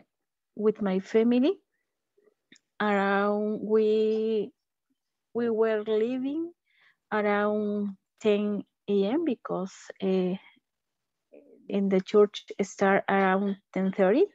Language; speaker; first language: English; non-native, learner; Spanish